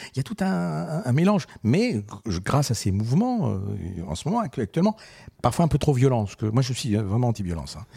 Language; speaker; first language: French; early bilingual, other home language; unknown